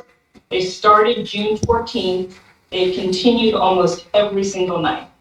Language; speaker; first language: English; native; English